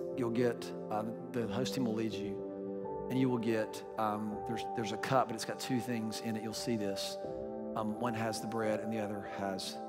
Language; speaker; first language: English; native; English